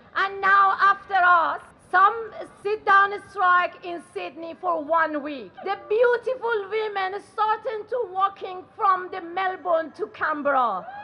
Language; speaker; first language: English; non-native, learner; Persian